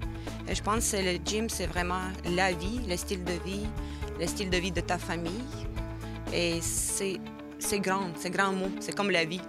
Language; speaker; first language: French; non-native, fluent; Russian